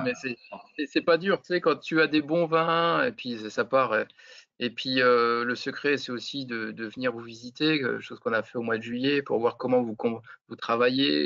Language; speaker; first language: French; native; French